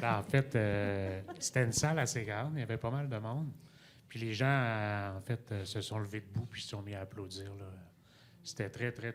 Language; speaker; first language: French; native; French